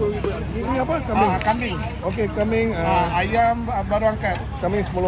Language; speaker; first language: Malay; non-native, local second language; Chinese